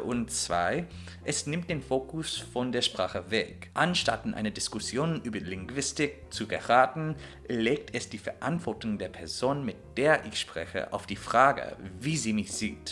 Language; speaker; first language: German; non-native, fluent; English